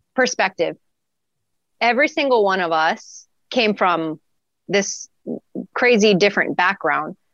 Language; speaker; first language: English; native; English